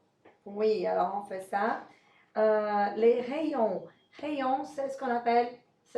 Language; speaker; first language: French; non-native, fluent; Portuguese